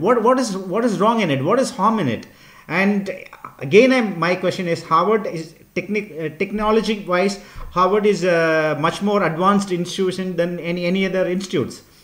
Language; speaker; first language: English; non-native, local second language; Tamil